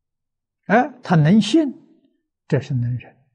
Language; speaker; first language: Chinese; native; Chinese